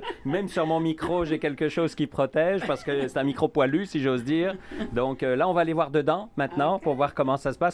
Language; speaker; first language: French; native; French